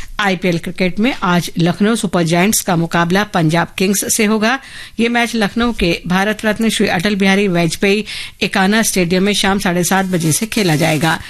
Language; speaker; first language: Hindi; native; Hindi